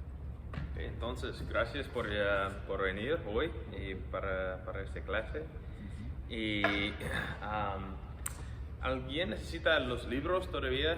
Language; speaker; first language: Spanish; non-native, fluent; English